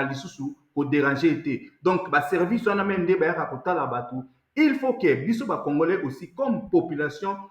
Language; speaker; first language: French; non-native, local second language; Lingala